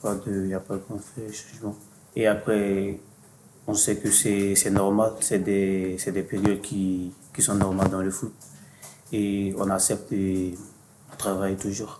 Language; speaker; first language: French; non-native, fluent; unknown